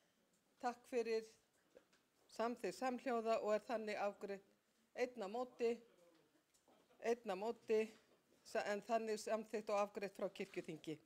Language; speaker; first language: Icelandic; native; Icelandic